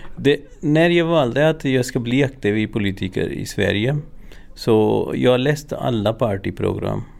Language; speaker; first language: Swedish; non-native, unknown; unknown